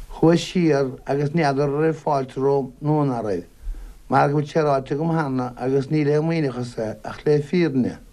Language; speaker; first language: Irish; native; Irish